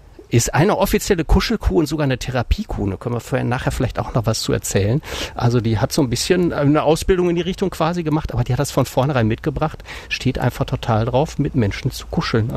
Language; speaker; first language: German; native; German